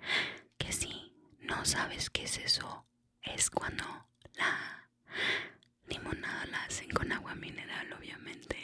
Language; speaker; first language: Spanish; early bilingual, heritage; Spanish